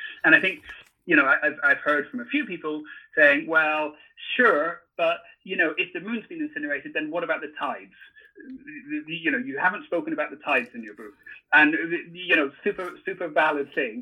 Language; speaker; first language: English; native; English